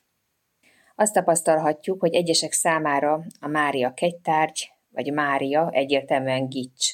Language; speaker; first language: Hungarian; native; Hungarian